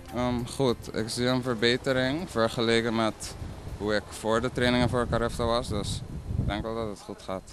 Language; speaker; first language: Dutch; non-native, local second language; Papiamento